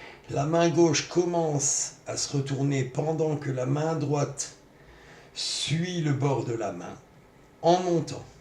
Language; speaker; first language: French; native; French